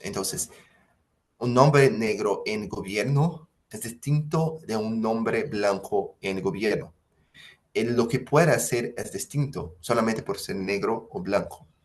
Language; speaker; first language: Spanish; non-native, fluent; Portuguese